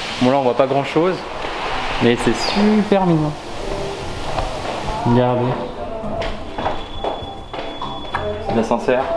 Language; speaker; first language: French; native; French